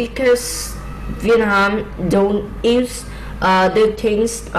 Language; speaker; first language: English; non-native, learner; Vietnamese